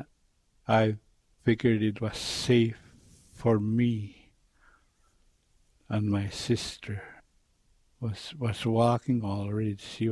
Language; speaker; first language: English; non-native, fluent; Cree